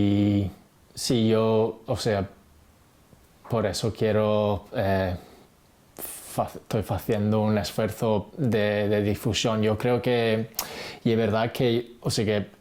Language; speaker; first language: Spanish; non-native, fluent; English